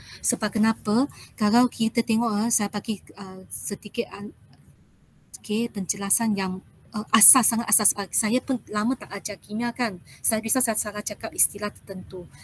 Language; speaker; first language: Malay; non-native, local second language; Chinese